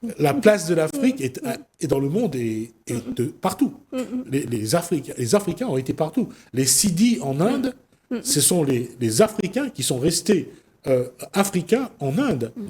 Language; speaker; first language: French; native; French